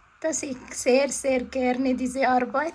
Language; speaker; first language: German; non-native, learner; Tamil